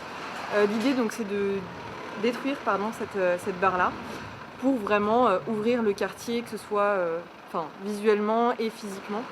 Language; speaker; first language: French; native; French